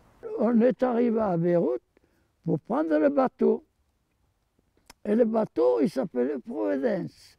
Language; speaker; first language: French; early bilingual, other home language; Armenian